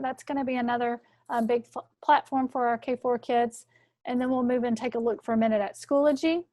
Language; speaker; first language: English; native; English